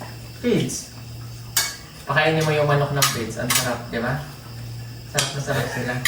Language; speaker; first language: Filipino; non-native, local second language; Cebuano